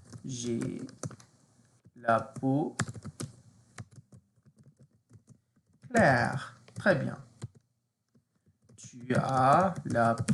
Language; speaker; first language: French; non-native, fluent; English